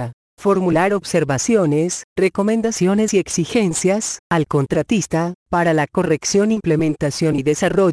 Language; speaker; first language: Spanish; native; Spanish